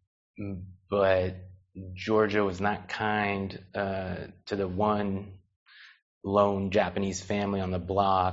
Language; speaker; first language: English; native; English